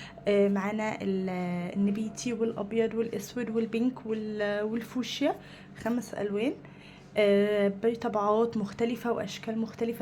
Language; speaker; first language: Arabic; native; Arabic